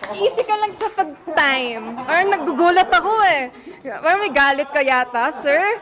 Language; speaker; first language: Filipino; native; Filipino